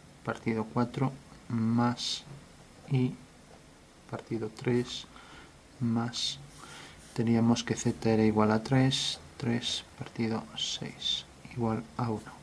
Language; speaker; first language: Spanish; native; Spanish